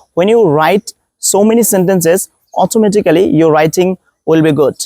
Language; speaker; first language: English; non-native, local second language; Bangla